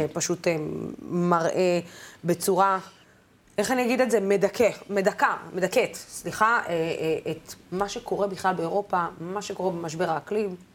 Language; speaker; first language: Hebrew; non-native, local second language; Arabic